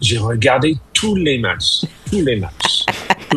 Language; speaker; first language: French; non-native, fluent; English